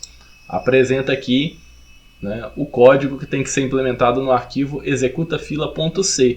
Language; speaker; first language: Portuguese; native; Portuguese